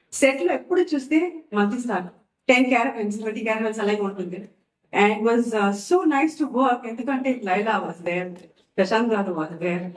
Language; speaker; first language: Telugu; non-native, fluent; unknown